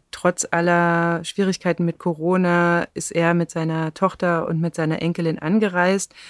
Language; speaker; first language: German; native; German